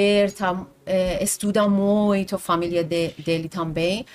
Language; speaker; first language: Portuguese; non-native, learner; Persian